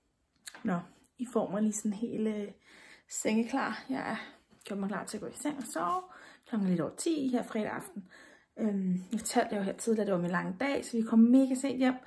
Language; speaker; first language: Danish; native; Danish